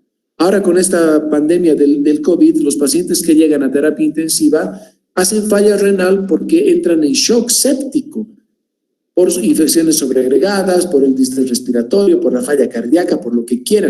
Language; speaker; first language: Spanish; native; Spanish